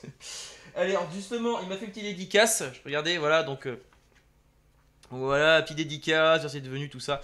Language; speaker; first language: French; native; French